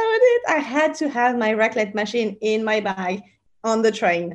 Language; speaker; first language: English; non-native, fluent; French